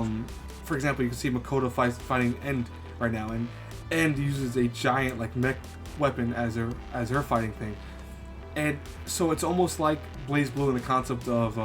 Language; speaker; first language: English; native; English